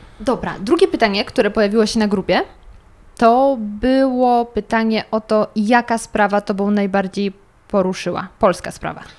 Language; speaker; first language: Polish; native; Polish